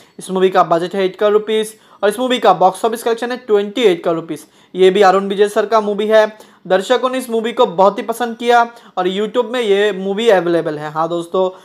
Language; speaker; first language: Hindi; non-native, local second language; Bangla